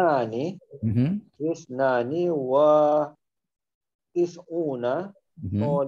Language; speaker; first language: Arabic; non-native, learner; Malay